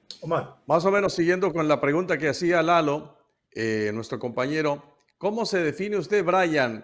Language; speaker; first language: Spanish; native; Spanish